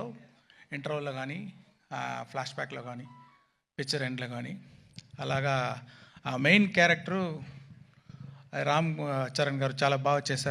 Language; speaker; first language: Telugu; non-native, fluent; Tamil